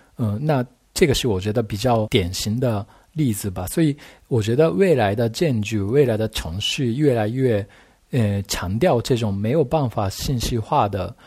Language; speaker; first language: Chinese; non-native, fluent; Japanese